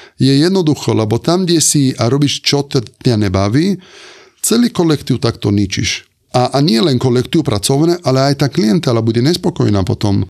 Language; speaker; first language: Slovak; non-native, fluent; Italian